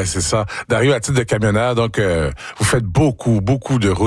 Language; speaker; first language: French; native; French